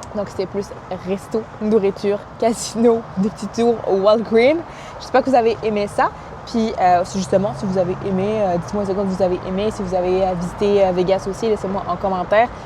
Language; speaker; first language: French; non-native, local second language; Arabic